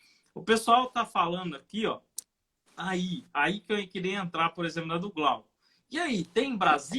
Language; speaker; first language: Portuguese; native; Portuguese